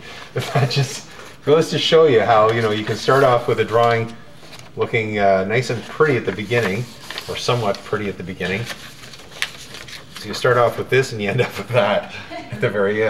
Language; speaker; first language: English; native; English